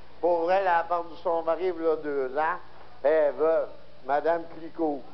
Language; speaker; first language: French; native; French